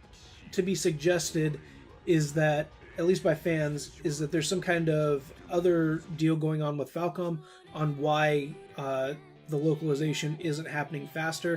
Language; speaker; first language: English; native; English